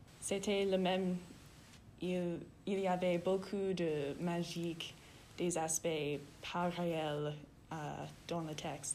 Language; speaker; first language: French; non-native, learner; English